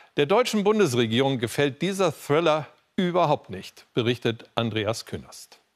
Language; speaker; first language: German; native; German